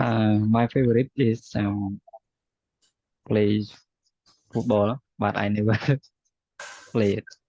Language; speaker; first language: English; non-native, learner; Khmer